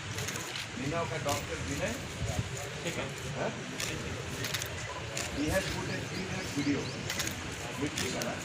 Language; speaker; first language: Telugu; non-native, fluent; Hindi